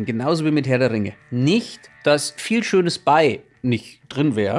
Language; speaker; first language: German; native; German